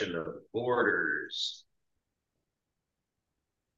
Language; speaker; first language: English; native; English